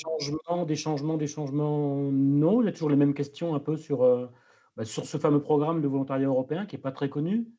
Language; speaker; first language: French; native; French